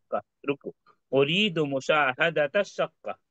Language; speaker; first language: Arabic; non-native, fluent; Urdu